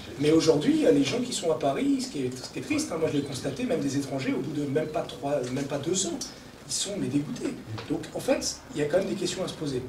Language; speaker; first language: French; native; French